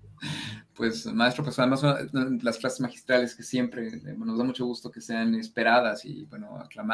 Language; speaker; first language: Spanish; native; Spanish